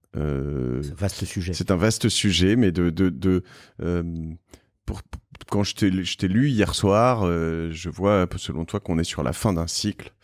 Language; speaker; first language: French; native; French